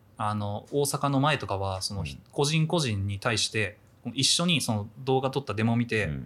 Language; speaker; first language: Japanese; native; Japanese